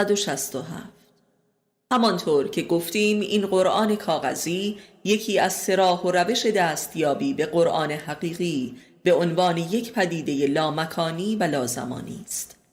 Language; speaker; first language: Persian; native; Persian